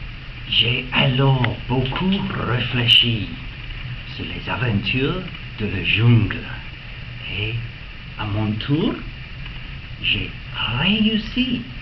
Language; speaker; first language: French; non-native, fluent; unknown